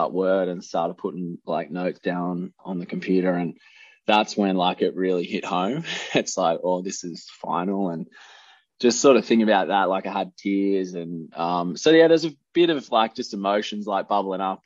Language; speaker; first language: English; native; English